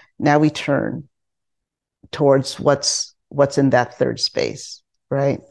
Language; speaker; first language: English; non-native, local second language; Filipino